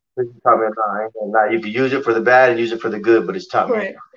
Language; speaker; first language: English; native; English